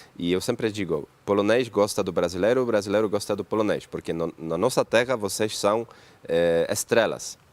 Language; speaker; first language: Portuguese; non-native, fluent; Polish